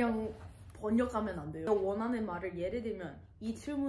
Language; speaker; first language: Korean; non-native, learner; English